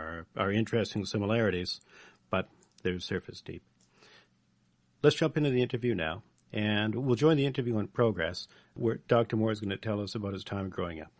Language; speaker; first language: English; native; English